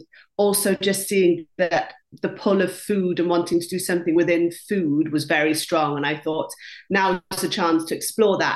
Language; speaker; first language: English; non-native, local second language; Welsh